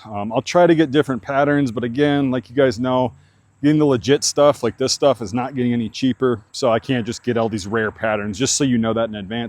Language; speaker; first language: English; native; English